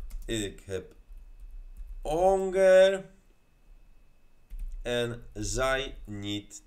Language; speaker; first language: Dutch; non-native, learner; Polish